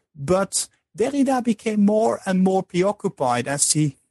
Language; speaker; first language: English; non-native, fluent; Dutch